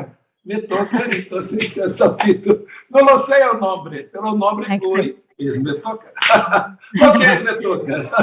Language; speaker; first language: Spanish; non-native, learner; Portuguese